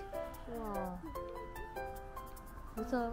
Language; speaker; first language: Korean; non-native, learner; Filipino